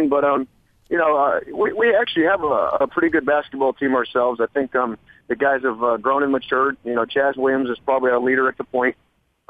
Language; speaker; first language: English; native; English